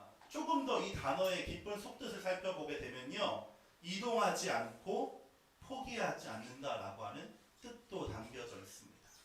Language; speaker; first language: Korean; native; Korean